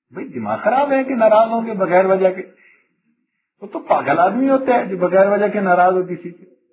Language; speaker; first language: Urdu; non-native, local second language; Punjabi